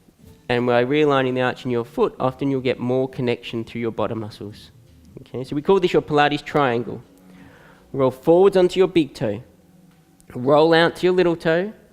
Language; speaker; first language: English; native; English